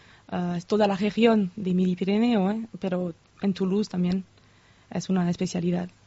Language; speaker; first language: Spanish; non-native, fluent; French